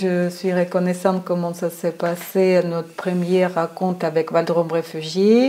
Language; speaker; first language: French; non-native, fluent; Ukrainian